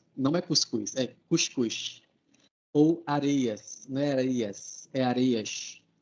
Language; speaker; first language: Portuguese; native; Portuguese